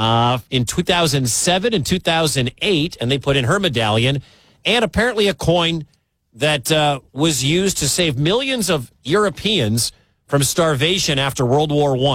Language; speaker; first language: English; native; English